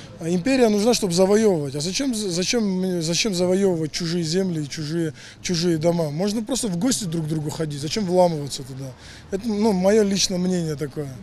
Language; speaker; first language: Russian; non-native, local second language; Georgian